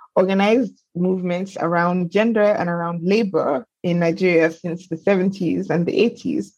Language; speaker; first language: English; non-native, local second language; Yoruba